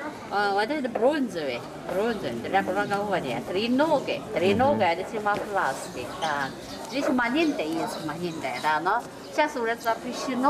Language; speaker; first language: Russian; non-native, learner; Chinese